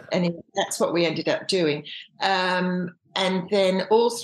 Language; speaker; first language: English; native; English